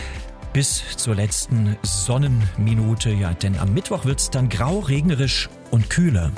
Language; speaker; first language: German; native; German